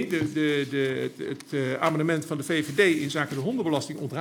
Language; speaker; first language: Dutch; native; Dutch